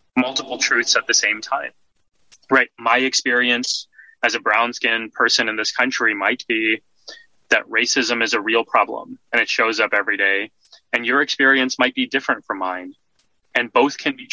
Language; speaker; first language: English; native; English